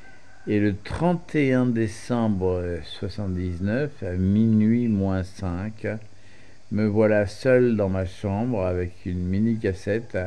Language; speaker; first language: French; native; French